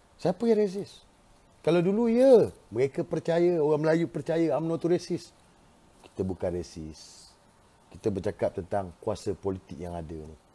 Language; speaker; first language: Malay; native; Malay